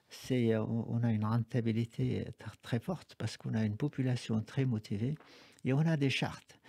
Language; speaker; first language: French; non-native, fluent; Arabic